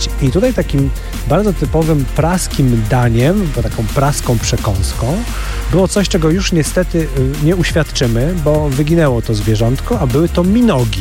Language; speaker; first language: Polish; native; Polish